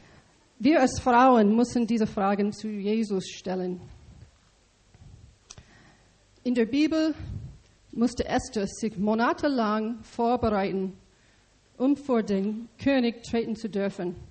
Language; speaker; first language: German; non-native, learner; English